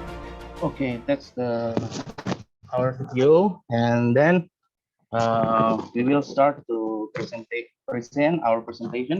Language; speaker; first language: English; non-native, learner; Indonesian